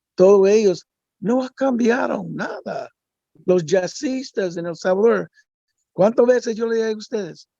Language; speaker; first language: Spanish; non-native, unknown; English